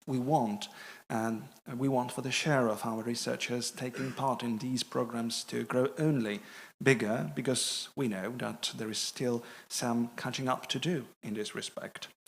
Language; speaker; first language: English; non-native, fluent; Polish